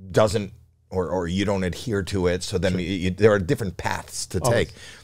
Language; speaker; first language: English; native; English